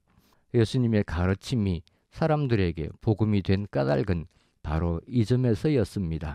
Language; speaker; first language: Korean; native; Korean